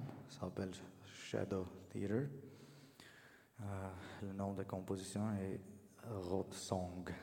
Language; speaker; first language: French; non-native, learner; Armenian